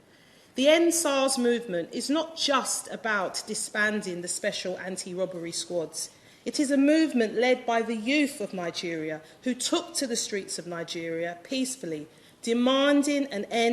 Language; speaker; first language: English; native; English